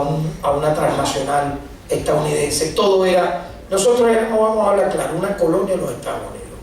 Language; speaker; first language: Spanish; native; Spanish